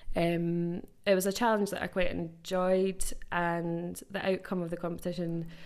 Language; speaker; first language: English; native; English